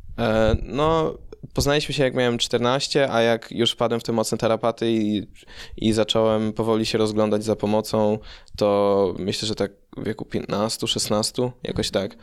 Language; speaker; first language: Polish; early bilingual, heritage; Polish